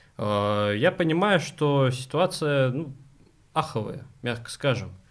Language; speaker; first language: Russian; non-native, local second language; Uzbek